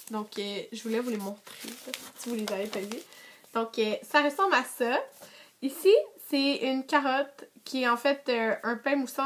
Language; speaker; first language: French; native; French